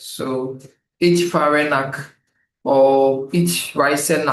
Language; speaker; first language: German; non-native, fluent; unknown